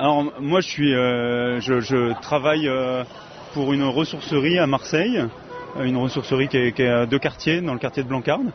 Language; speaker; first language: French; native; French